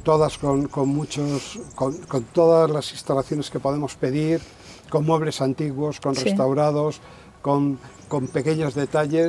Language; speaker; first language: Spanish; native; Spanish